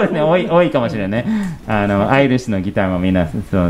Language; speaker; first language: Japanese; non-native, fluent; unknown